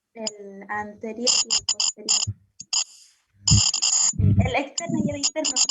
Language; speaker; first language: Spanish; native; Spanish